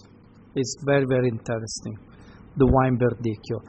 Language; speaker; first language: English; non-native, learner; Italian